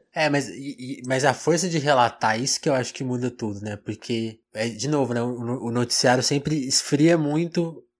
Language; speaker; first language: Portuguese; native; Portuguese